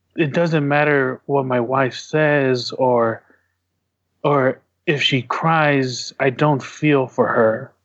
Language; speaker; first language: English; early bilingual, other home language; Tongan